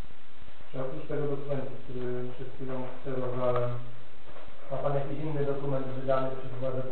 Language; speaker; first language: Polish; native; Polish